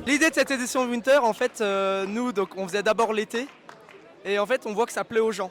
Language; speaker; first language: French; native; French